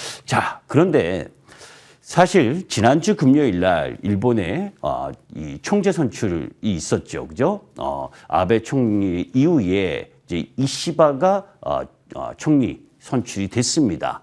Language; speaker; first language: Korean; native; Korean